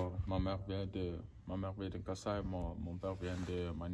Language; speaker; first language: French; early bilingual, heritage; French